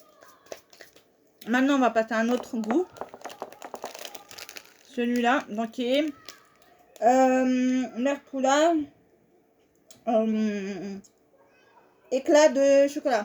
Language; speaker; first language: French; native; French